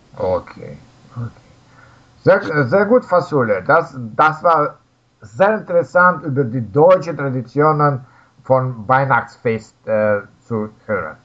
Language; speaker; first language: German; non-native, learner; Russian